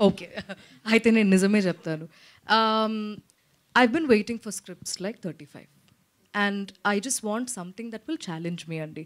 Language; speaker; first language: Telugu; non-native, fluent; Malayalam